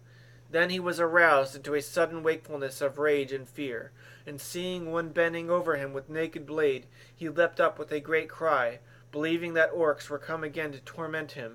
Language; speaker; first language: English; native; English